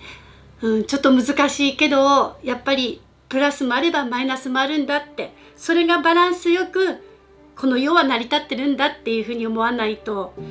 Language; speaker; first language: Japanese; native; Japanese